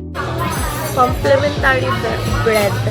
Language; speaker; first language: English; non-native, local second language; Filipino